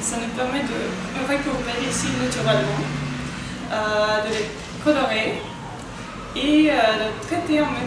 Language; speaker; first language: French; non-native, fluent; Russian